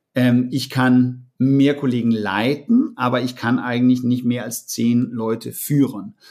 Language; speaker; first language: German; non-native, fluent; Danish